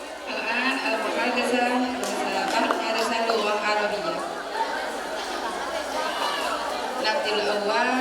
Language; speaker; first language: Arabic; non-native, learner; Indonesian